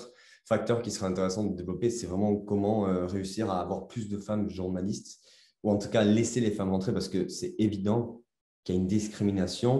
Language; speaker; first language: French; native; French